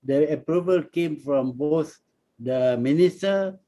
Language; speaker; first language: English; non-native, local second language; Malay